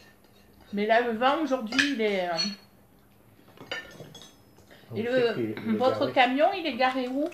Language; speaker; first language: French; native; French